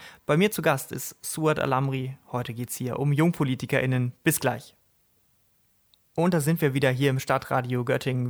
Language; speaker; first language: German; native; German